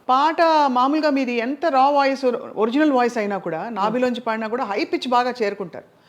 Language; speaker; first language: Telugu; native; Telugu